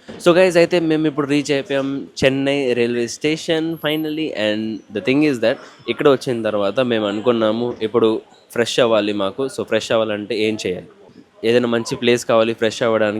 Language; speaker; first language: Telugu; native; Telugu